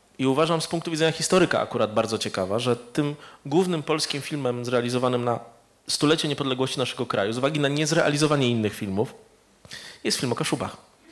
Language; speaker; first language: Polish; native; Polish